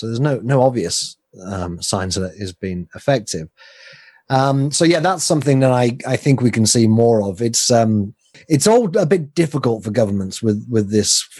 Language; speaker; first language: English; native; English